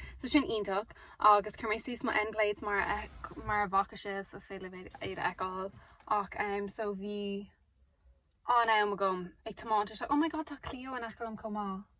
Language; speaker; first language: Irish; non-native, local second language; English